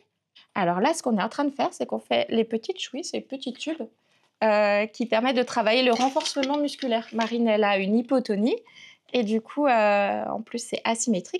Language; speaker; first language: French; native; French